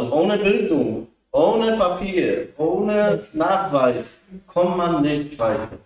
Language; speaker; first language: German; non-native, fluent; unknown